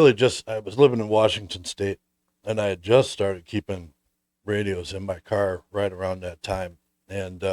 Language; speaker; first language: English; native; English